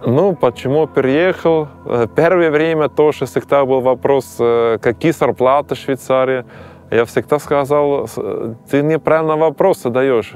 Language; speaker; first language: Russian; non-native, learner; German